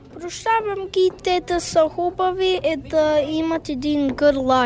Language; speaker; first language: Bulgarian; early bilingual, heritage; Bulgarian